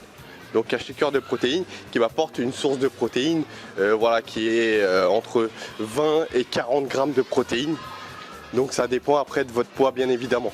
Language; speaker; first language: French; native; French